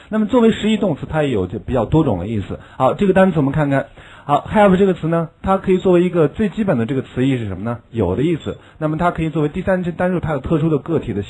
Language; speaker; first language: Chinese; native; Chinese